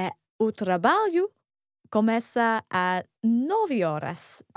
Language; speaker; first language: Portuguese; non-native, learner; English